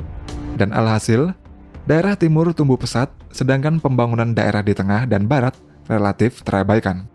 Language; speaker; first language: Indonesian; native; Indonesian